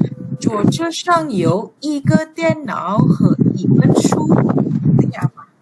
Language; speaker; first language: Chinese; non-native, fluent; Indonesian